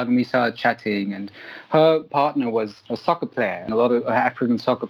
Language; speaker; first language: English; native; English